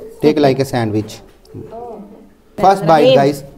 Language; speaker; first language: English; non-native, learner; Hindi